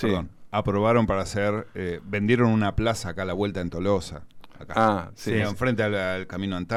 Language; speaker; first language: Spanish; native; Spanish